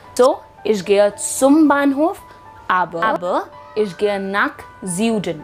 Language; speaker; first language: German; non-native, fluent; Hindi